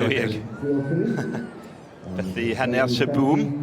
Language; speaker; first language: Welsh; native; Welsh